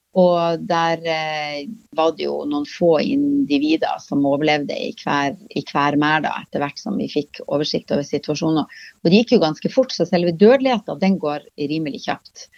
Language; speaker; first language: Norwegian; native; Norwegian